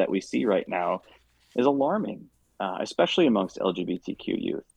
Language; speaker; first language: English; native; English